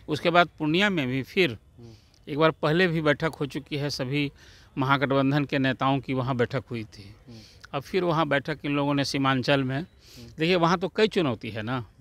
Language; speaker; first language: Hindi; native; Hindi